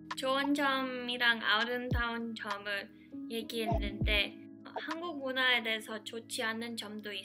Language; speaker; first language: Korean; early bilingual, heritage; English